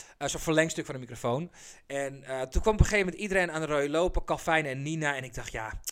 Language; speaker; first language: Dutch; early bilingual, other home language; Persian